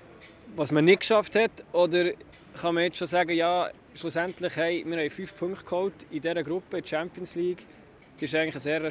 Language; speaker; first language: German; native; German